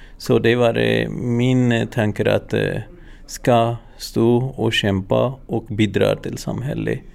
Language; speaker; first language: Swedish; non-native, learner; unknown